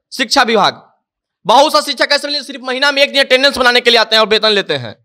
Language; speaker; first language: Hindi; native; Hindi